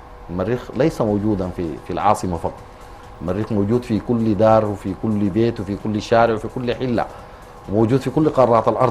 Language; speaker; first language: Arabic; native; Arabic